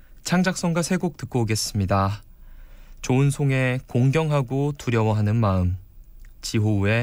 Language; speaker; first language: Korean; native; Korean